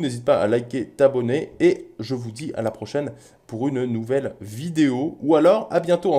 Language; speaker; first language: French; native; French